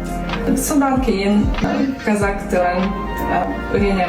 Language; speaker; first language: Kazakh; non-native, learner; Polish